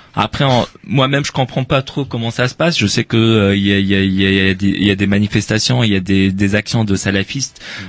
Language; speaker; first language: French; non-native, local second language; Arabic